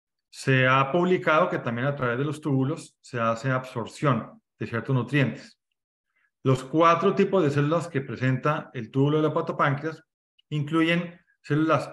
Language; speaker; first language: Spanish; native; Spanish